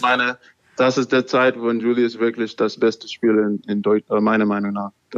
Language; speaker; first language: German; non-native, learner; English